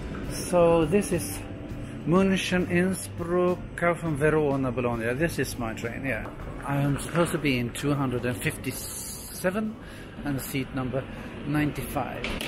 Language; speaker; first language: English; non-native, fluent; Swedish